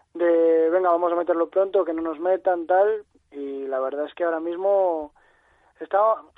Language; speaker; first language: Spanish; native; Spanish